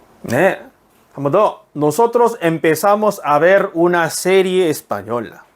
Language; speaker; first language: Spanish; non-native, fluent; Korean